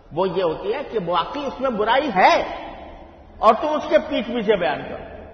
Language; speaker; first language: Urdu; native; Urdu